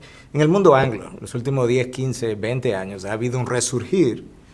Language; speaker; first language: Spanish; native; Spanish